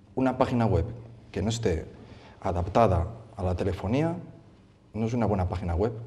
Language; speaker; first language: Spanish; native; Spanish